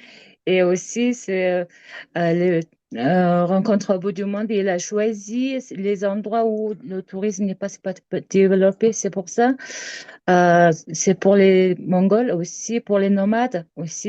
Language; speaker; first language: French; non-native, learner; Mongolian